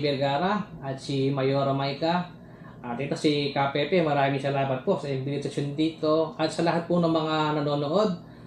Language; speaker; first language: Filipino; native; Filipino